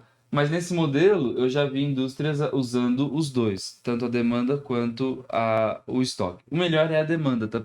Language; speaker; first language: Portuguese; native; Portuguese